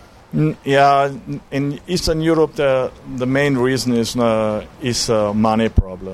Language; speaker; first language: English; non-native, learner; German